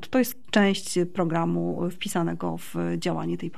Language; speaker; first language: Polish; native; Polish